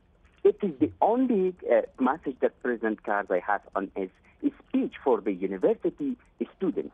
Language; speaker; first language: English; non-native, fluent; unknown